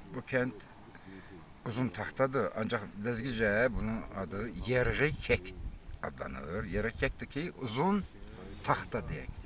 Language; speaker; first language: Azerbaijani; non-native, local second language; Lezghian